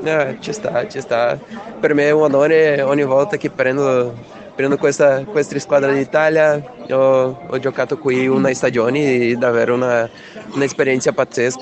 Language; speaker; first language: Italian; non-native, fluent; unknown